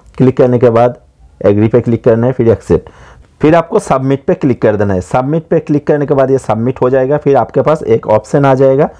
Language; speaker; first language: Hindi; non-native, local second language; Bangla